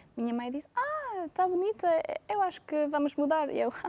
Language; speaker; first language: Portuguese; non-native, fluent; English